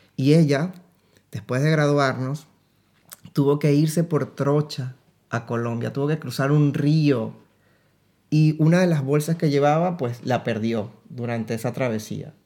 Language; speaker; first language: Spanish; native; Spanish